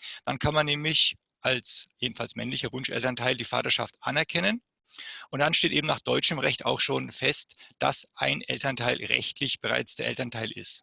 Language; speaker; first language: German; native; German